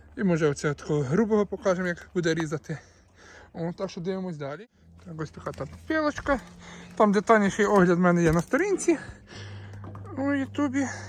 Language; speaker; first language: Ukrainian; native; Ukrainian